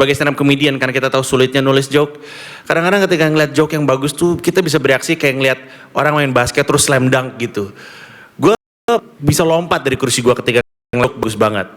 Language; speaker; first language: Indonesian; native; Indonesian